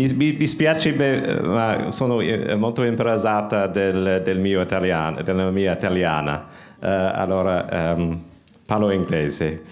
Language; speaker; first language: Italian; non-native, learner; English